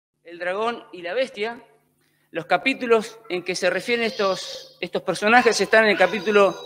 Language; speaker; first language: Spanish; native; Spanish